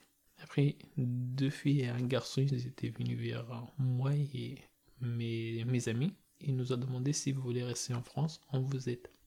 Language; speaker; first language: French; non-native, learner; Persian